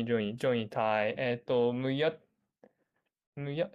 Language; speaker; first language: Cantonese; non-native, learner; Japanese